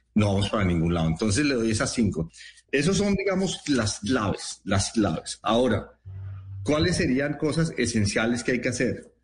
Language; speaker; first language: Spanish; native; Spanish